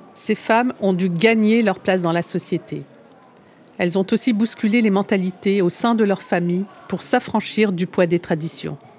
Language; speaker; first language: French; early bilingual, other home language; Arabic